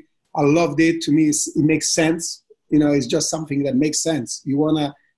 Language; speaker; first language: English; non-native, fluent; Italian